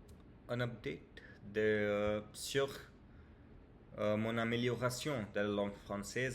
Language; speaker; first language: French; non-native, learner; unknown